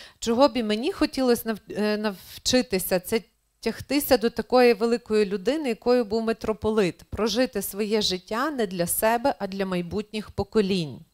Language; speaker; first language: Ukrainian; native; Ukrainian